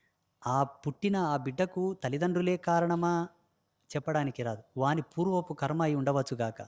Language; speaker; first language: Telugu; native; Telugu